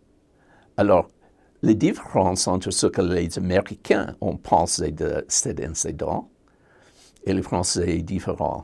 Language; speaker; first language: French; non-native, learner; English